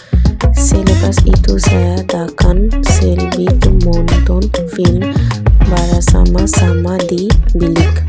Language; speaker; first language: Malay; non-native, learner; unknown